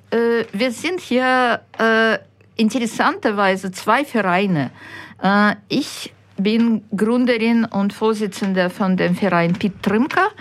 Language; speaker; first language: German; non-native, fluent; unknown